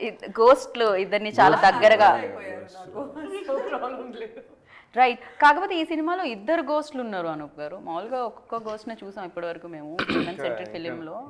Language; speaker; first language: Telugu; native; Telugu